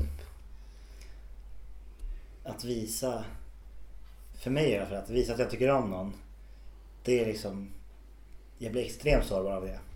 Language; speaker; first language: Swedish; native; Swedish